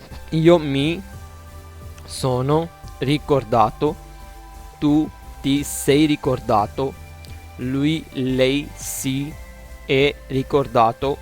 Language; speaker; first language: Italian; non-native, fluent; Urdu